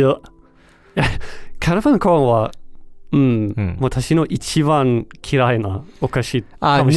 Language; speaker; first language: Japanese; non-native, learner; Danish